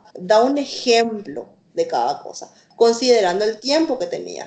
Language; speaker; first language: Spanish; native; Spanish